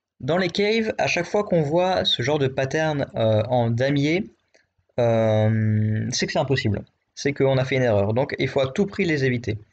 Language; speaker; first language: French; native; French